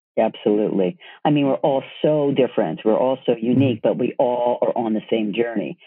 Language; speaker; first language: English; native; English